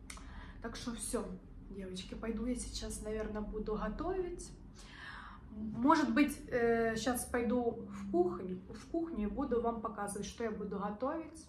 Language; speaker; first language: Russian; native; Russian